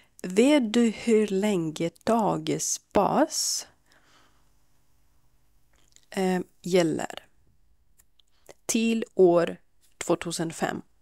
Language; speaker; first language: Swedish; non-native, fluent; Ukrainian